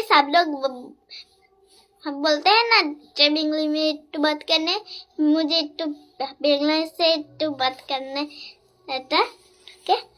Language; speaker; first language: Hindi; non-native, local second language; Bangla